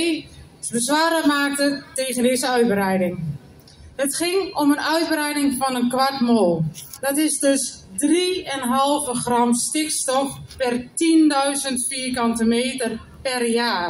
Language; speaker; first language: Dutch; native; Dutch